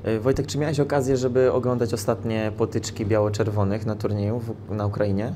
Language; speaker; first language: Polish; native; Polish